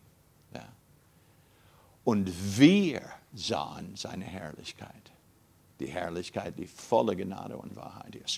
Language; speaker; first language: German; non-native, fluent; English